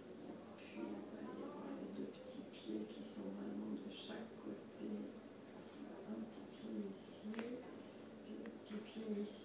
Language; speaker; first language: French; native; French